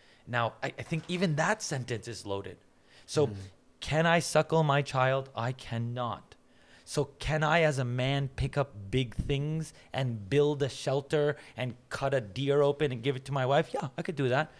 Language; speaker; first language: English; native; English